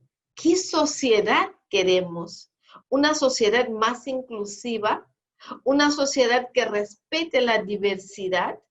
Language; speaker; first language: Spanish; non-native, fluent; Portuguese